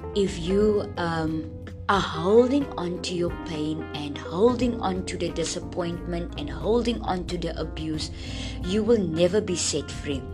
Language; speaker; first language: English; non-native, local second language; Afrikaans